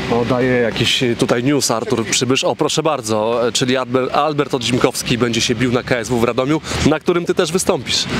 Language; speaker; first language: Polish; native; Polish